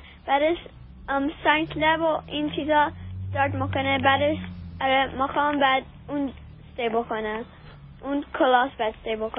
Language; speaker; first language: Persian; early bilingual, heritage; Persian